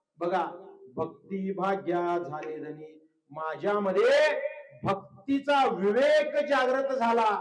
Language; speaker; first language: Marathi; non-native, local second language; Kannada